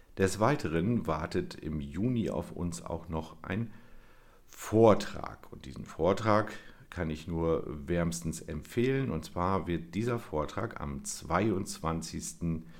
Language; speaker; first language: German; native; German